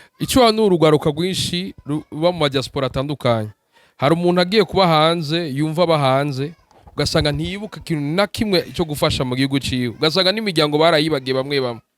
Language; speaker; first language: Rundi; native; Rundi